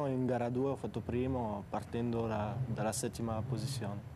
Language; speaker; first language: Italian; non-native, learner; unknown